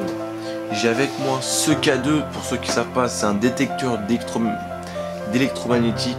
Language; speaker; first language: French; native; French